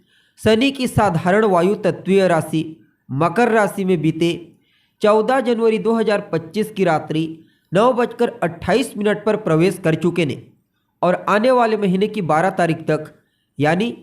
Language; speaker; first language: Hindi; native; Hindi